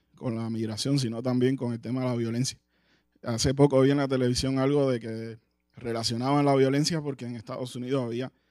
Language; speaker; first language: Spanish; native; Spanish